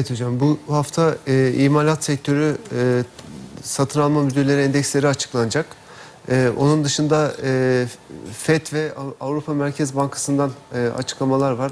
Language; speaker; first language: Turkish; native; Turkish